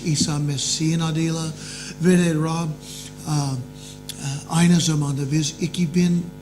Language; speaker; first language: Turkish; non-native, learner; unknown